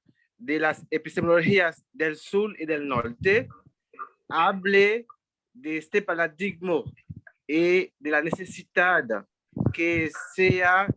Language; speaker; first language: Spanish; non-native, fluent; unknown